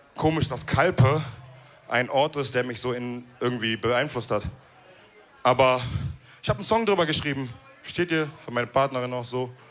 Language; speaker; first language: German; early bilingual, other home language; Wolof